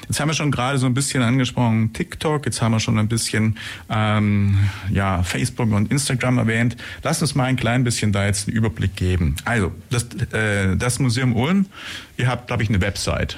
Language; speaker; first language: German; native; German